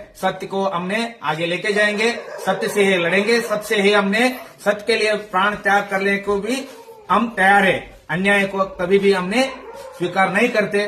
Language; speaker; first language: Hindi; non-native, local second language; Kannada